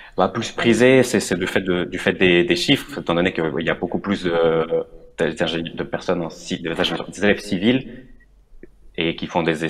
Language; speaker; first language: French; non-native, fluent; Spanish